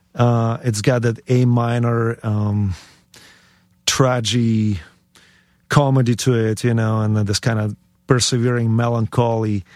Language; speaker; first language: English; non-native, fluent; Russian